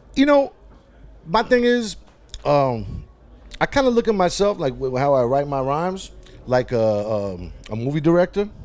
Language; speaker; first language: English; native; English